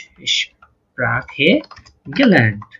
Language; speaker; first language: German; non-native, fluent; Bangla